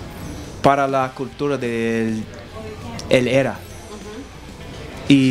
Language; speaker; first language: Spanish; non-native, learner; English